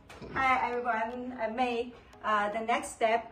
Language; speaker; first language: English; non-native, learner; Chinese